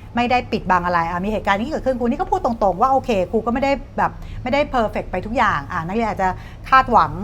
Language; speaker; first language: Thai; native; Thai